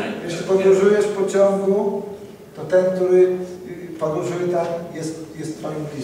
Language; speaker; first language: Polish; native; Polish